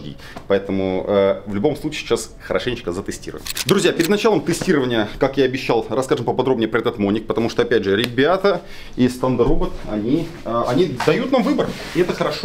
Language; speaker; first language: Russian; native; Russian